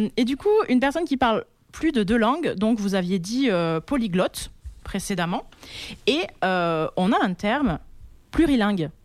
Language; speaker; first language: French; native; French